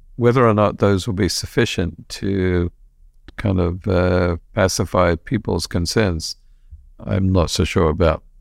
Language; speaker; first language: English; native; English